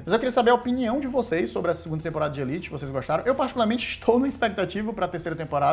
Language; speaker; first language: Portuguese; native; Portuguese